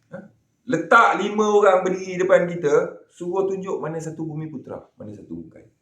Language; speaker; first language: Malay; native; Malay